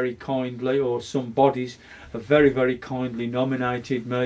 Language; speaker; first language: English; native; English